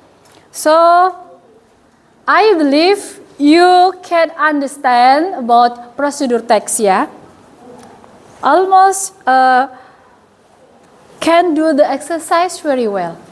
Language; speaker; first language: English; non-native, fluent; Indonesian